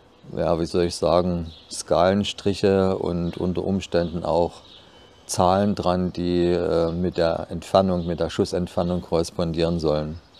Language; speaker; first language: German; native; German